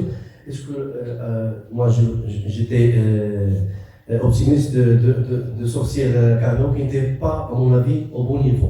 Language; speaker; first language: French; non-native, local second language; Arabic